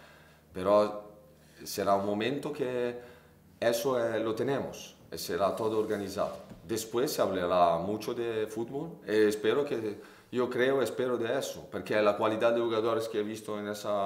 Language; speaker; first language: Spanish; non-native, fluent; Italian